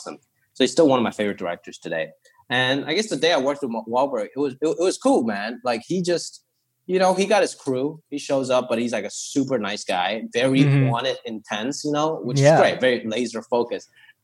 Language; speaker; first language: English; early bilingual, other home language; Cantonese